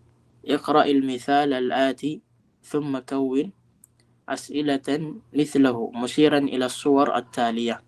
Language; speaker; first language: Arabic; non-native, fluent; Filipino